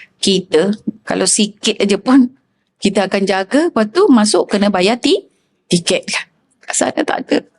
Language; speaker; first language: Malay; native; Malay